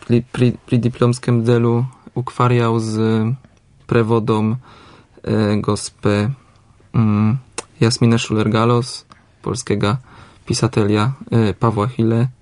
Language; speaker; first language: Slovenian; non-native, learner; Polish